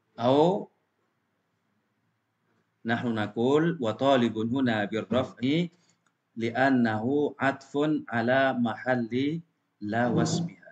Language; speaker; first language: Arabic; non-native, fluent; Indonesian